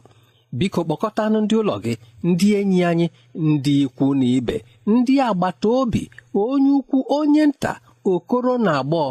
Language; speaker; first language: Igbo; native; Igbo